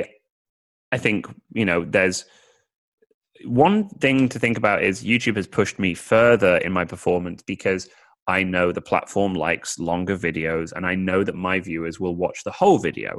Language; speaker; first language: English; native; English